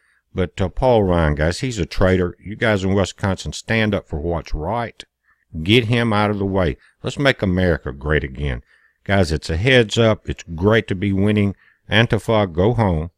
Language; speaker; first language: English; native; English